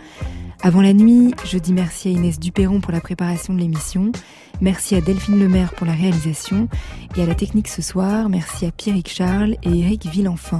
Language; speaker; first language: French; native; French